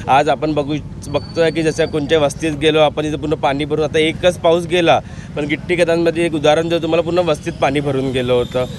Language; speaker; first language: Marathi; native; Marathi